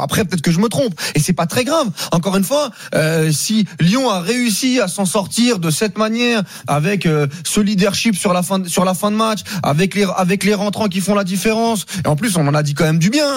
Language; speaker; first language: French; native; French